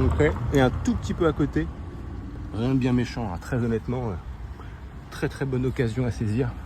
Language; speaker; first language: French; native; French